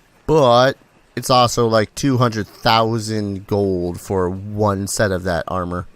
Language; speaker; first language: English; native; English